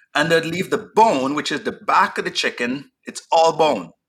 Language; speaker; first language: English; native; English